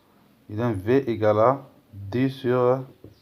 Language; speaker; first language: French; non-native, local second language; Arabic